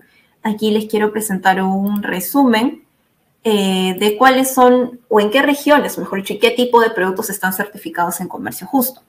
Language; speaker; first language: Spanish; native; Spanish